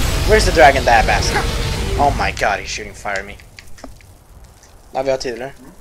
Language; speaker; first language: English; non-native, fluent; Swedish